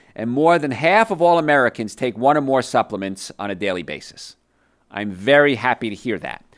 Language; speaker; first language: English; early bilingual, other home language; Italian